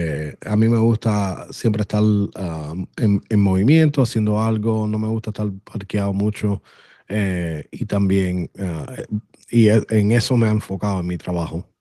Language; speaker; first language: Spanish; early bilingual, other home language; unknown